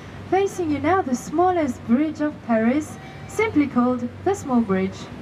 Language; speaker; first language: English; non-native, fluent; French